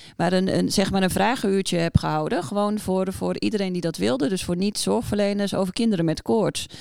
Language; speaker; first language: Dutch; native; Dutch